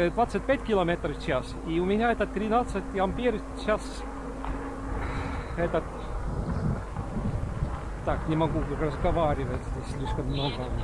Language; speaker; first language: Russian; non-native, local second language; Estonian